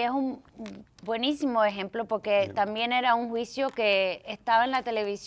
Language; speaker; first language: Spanish; early bilingual, heritage; Spanish